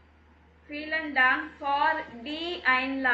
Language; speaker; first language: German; non-native, learner; Tamil